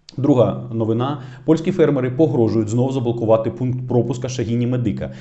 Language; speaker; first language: Ukrainian; non-native, local second language; Russian